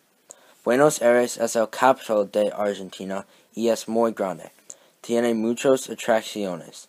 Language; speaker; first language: Spanish; non-native, learner; English